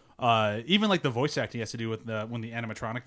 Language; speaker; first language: English; native; English